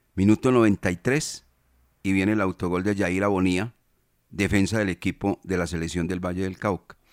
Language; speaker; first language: Spanish; native; Spanish